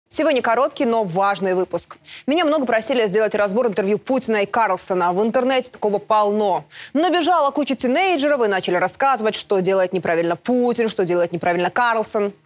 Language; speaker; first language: Russian; native; Russian